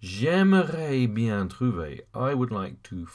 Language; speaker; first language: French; non-native, fluent; English